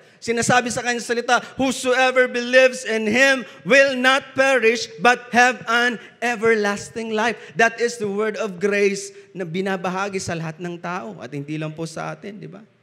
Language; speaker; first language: Filipino; non-native, local second language; Bikol